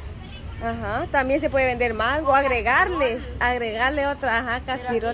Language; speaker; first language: Spanish; native; Spanish